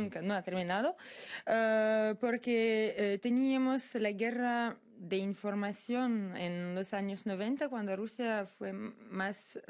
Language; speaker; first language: Spanish; non-native, fluent; Russian